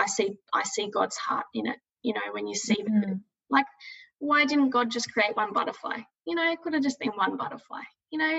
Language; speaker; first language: English; native; English